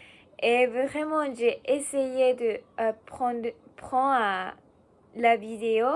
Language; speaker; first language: French; non-native, learner; Japanese